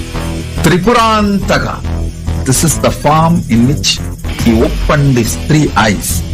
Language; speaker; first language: English; non-native, local second language; Tamil